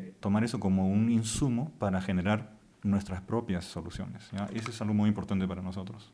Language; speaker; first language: Spanish; non-native, fluent; German